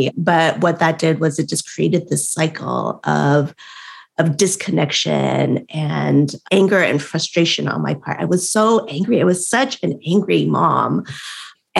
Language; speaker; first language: English; native; English